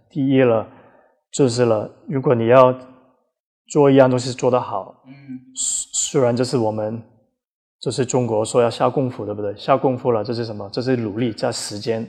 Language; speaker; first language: Chinese; early bilingual, heritage; Chinese